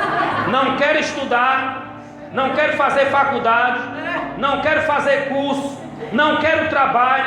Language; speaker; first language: Portuguese; native; Portuguese